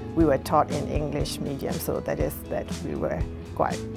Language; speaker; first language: English; non-native, fluent; Burmese